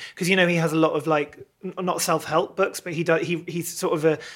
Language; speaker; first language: English; native; English